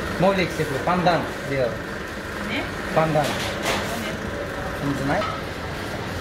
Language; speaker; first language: Russian; non-native, learner; Turkish